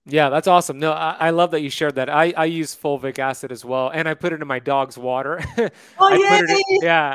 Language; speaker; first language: English; native; English